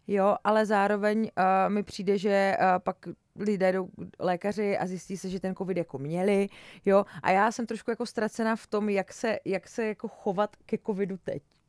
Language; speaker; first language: Czech; native; Czech